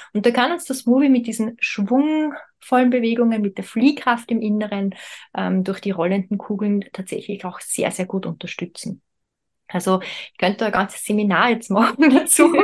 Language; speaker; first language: German; native; German